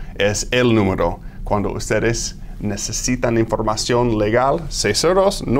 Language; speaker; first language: Spanish; non-native, fluent; English